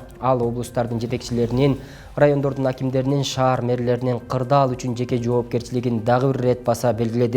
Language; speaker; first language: Kyrgyz; native; Kyrgyz